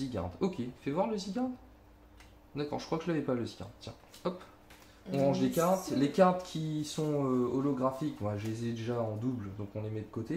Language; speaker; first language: French; native; French